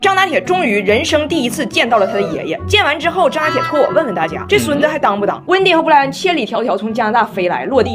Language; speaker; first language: Chinese; native; Chinese